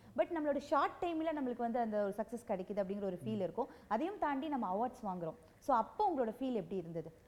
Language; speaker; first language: Tamil; native; Tamil